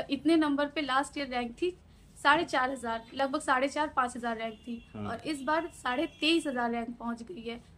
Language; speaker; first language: Hindi; native; Hindi